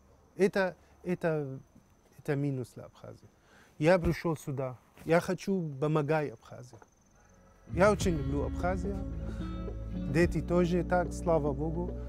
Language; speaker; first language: Russian; non-native, learner; Arabic